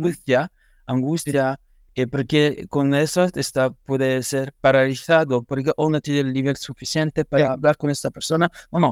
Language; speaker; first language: Spanish; non-native, learner; French